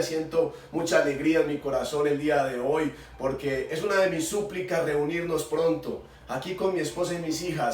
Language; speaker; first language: Spanish; native; Spanish